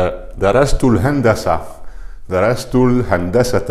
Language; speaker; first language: Arabic; non-native, fluent; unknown